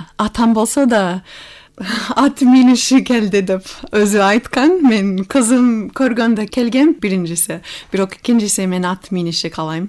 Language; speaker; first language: Kyrgyz; non-native, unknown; English